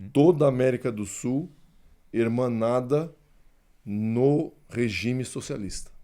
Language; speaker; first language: Portuguese; native; Portuguese